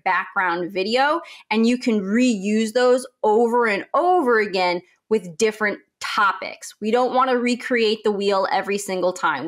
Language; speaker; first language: English; native; English